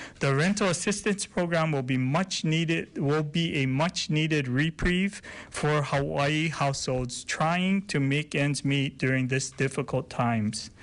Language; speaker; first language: English; native; English